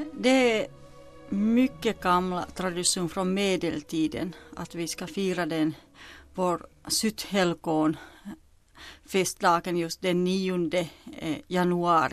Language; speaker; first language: Swedish; non-native, local second language; Finnish